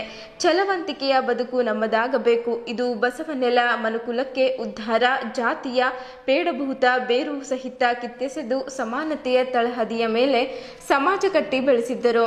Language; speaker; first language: Kannada; native; Kannada